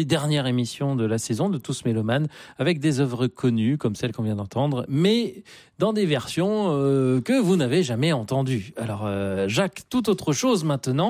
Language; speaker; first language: French; native; French